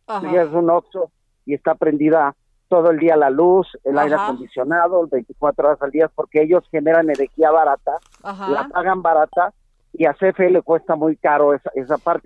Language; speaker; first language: Spanish; native; Spanish